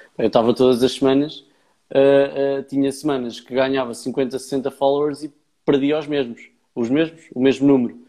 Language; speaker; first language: Portuguese; native; Portuguese